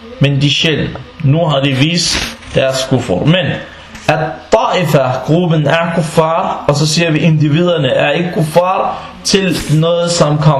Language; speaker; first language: Danish; non-native, fluent; Arabic